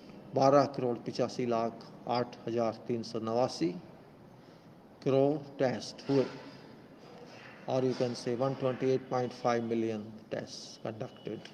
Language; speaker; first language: English; non-native, local second language; Hindi